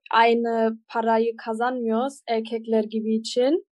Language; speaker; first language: Turkish; early bilingual, heritage; Turkish